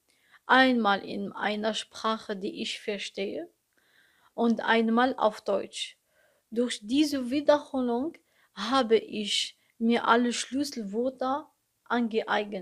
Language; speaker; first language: German; non-native, learner; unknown